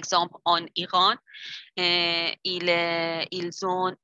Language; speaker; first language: French; non-native, learner; Persian